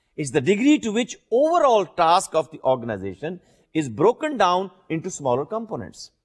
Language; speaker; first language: English; non-native, local second language; Urdu